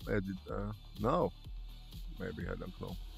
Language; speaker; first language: English; non-native, learner; Slovak